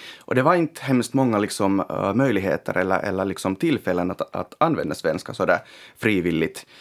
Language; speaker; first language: Swedish; non-native, local second language; Finnish